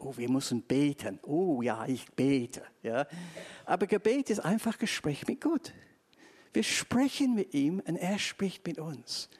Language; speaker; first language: German; non-native, fluent; English